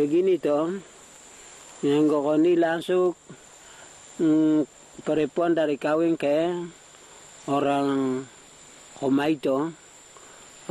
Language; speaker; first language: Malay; non-native, local second language; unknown